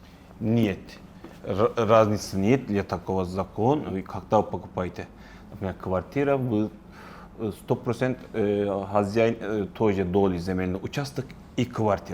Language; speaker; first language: Russian; non-native, learner; Turkish